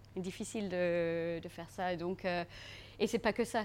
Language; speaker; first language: French; non-native, fluent; English